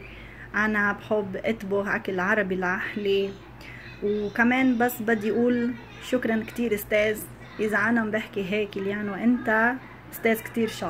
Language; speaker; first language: Arabic; non-native, learner; Portuguese